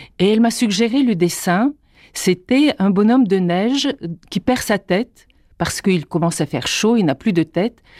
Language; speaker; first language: French; non-native, fluent; Bulgarian